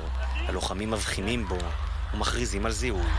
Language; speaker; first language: Hebrew; native; Hebrew